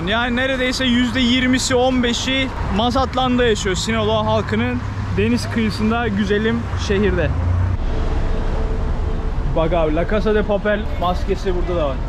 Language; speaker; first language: Turkish; native; Turkish